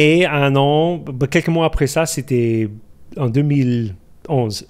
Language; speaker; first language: French; non-native, fluent; English